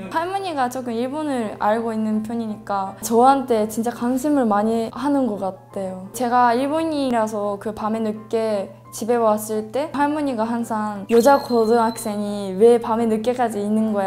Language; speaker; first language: Korean; non-native, learner; Japanese